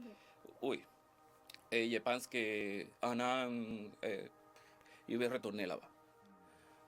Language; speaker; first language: French; non-native, learner; Spanish